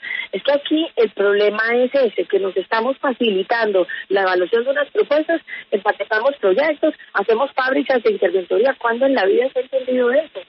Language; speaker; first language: Spanish; native; Spanish